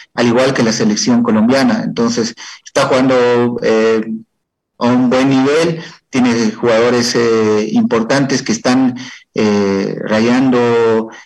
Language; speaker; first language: Spanish; native; Spanish